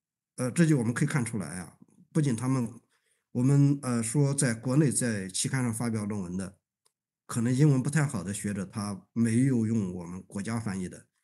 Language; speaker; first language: Chinese; native; Chinese